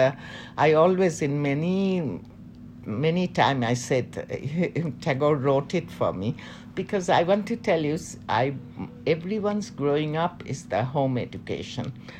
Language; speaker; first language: English; non-native, local second language; Bangla